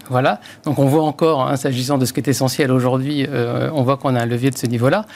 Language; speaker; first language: French; native; French